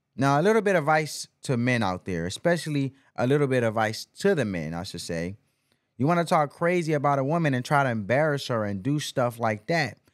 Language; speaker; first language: English; native; English